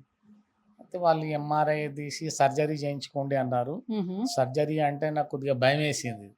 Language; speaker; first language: Telugu; native; Telugu